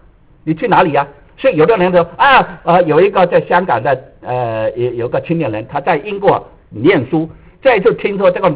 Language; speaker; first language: Chinese; native; Chinese